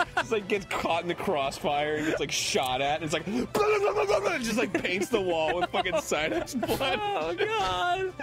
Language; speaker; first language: English; native; English